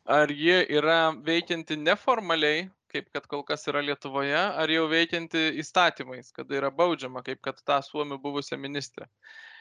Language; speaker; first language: Lithuanian; native; Lithuanian